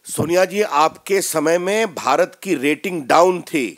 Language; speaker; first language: Hindi; native; Hindi